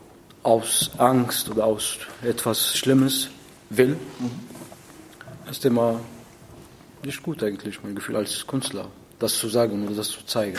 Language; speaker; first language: German; non-native, learner; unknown